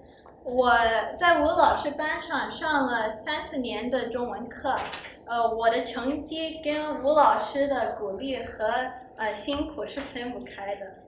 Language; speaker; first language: Chinese; early bilingual, heritage; Chinese